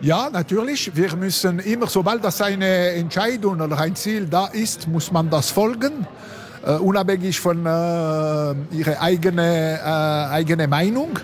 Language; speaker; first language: German; non-native, local second language; French